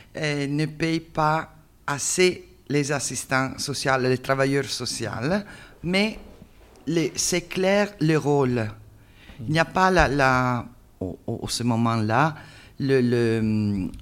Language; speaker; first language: French; non-native, learner; Italian